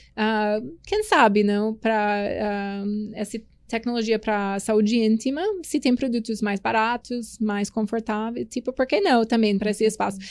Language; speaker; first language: Portuguese; non-native, fluent; English